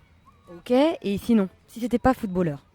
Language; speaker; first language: French; native; French